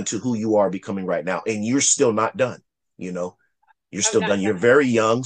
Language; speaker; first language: English; native; English